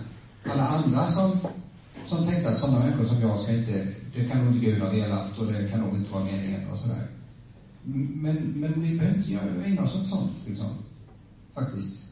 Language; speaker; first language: Swedish; native; Swedish